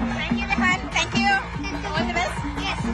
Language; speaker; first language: English; non-native, local second language; Malayalam